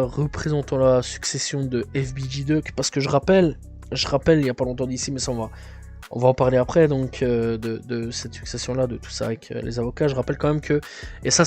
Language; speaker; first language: French; native; French